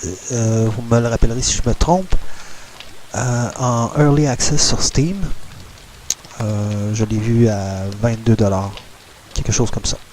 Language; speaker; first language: French; native; French